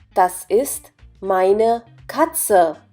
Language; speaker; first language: German; non-native, fluent; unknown